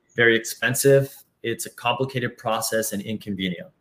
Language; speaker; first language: English; early bilingual, other home language; Spanish